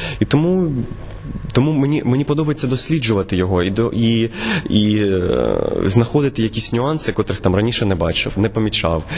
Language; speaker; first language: Ukrainian; non-native, local second language; Russian